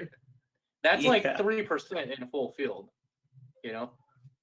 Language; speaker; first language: English; native; English